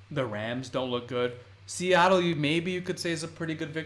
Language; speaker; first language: English; native; English